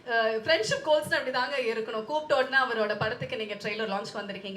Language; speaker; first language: Tamil; native; Tamil